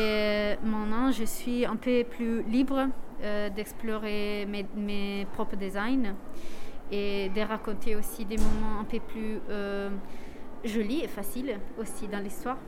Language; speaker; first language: French; non-native, fluent; Italian